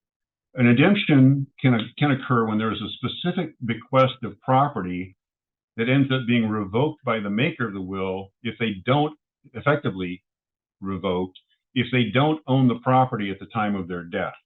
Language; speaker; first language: English; native; English